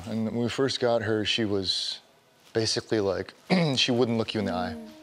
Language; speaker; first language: English; early bilingual, other home language; Korean